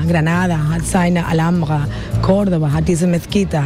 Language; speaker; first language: German; non-native, fluent; Spanish